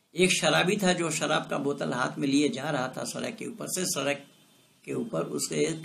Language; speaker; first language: Hindi; non-native, local second language; Bangla